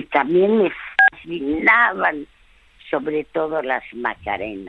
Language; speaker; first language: Spanish; early bilingual, other home language; French